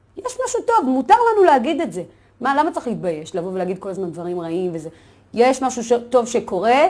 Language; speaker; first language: Hebrew; early bilingual, other home language; Amharic